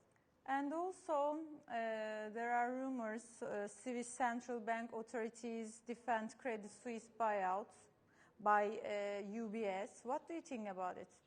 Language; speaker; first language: English; non-native, fluent; Turkish